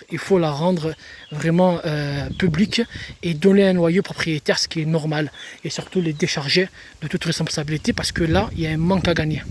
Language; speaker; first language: French; native; French